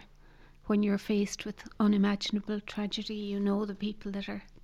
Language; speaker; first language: English; native; English